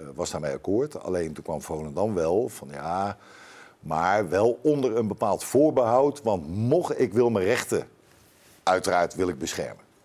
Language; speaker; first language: Dutch; native; Dutch